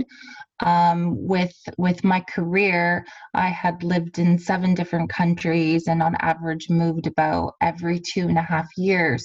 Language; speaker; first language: English; native; English